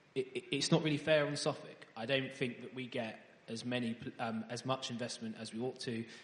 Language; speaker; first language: English; native; English